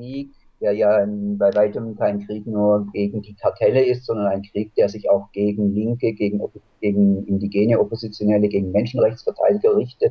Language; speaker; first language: German; native; German